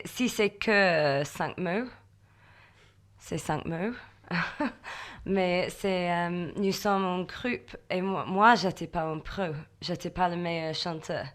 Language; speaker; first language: French; non-native, fluent; English